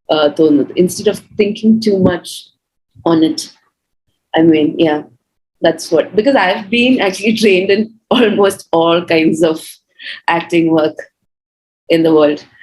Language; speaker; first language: English; non-native, local second language; Malayalam